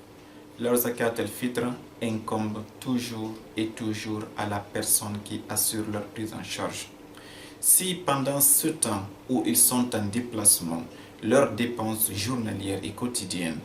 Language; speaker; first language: French; non-native, local second language; Fula